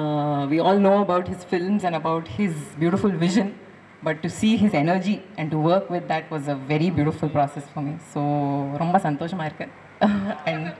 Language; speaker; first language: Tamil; non-native, learner; Kannada